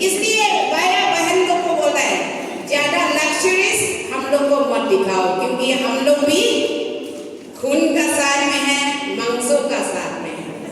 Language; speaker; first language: Hindi; non-native, local second language; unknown